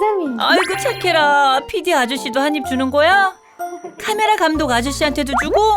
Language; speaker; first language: Korean; native; Korean